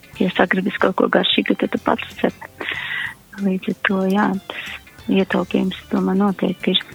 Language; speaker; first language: Latvian; native; Latvian